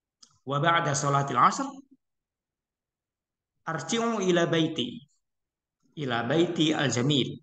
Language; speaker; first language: Arabic; non-native, fluent; Indonesian